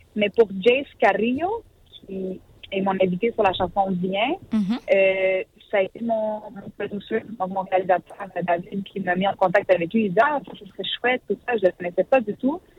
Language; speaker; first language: French; native; French